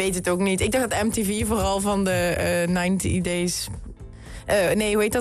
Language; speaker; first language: Dutch; native; Dutch